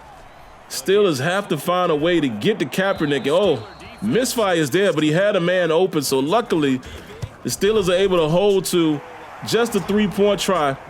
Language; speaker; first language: English; native; English